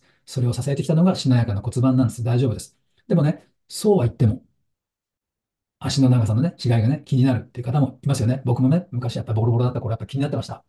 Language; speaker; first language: Japanese; native; Japanese